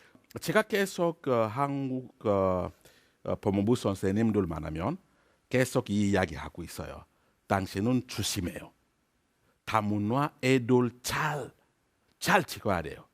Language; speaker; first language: Korean; non-native, learner; French